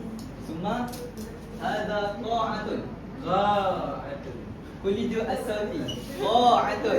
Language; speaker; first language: Arabic; non-native, learner; Malay